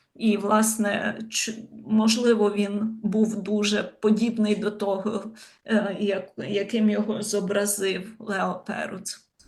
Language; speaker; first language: Ukrainian; native; Ukrainian